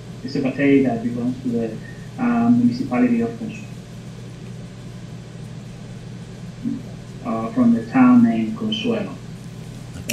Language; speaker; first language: English; non-native, fluent; Spanish